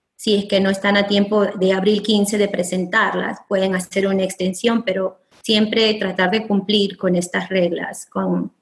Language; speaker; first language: Spanish; native; Spanish